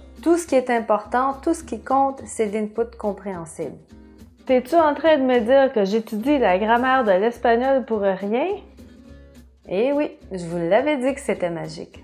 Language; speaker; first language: French; native; French